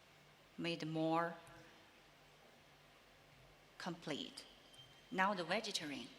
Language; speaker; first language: English; non-native, learner; Chinese